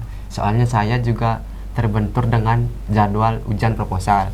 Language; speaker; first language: Indonesian; non-native, local second language; Balinese